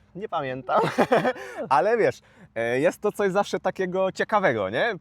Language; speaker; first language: Polish; native; Polish